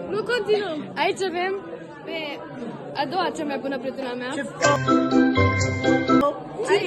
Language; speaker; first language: Romanian; early bilingual, heritage; Romanian